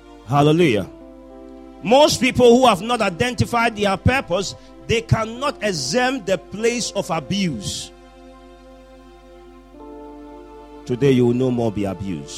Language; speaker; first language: English; non-native, local second language; Akan